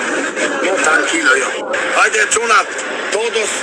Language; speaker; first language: Spanish; non-native, learner; Albanian